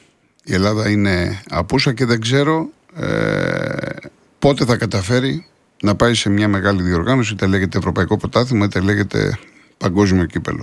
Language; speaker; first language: Greek; native; Greek